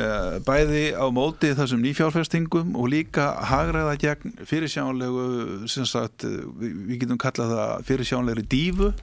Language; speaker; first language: Icelandic; native; Icelandic